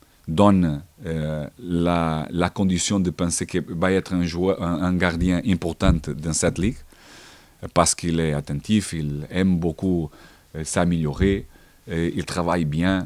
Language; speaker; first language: French; non-native, fluent; Portuguese